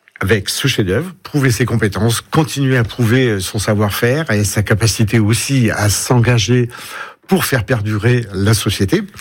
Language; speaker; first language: French; native; French